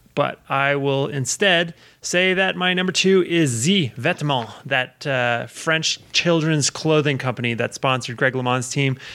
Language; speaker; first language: English; native; English